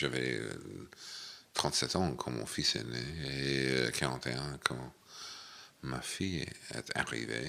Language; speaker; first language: French; non-native, fluent; English